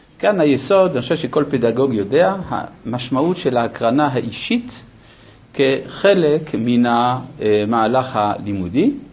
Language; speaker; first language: Hebrew; non-native, fluent; Spanish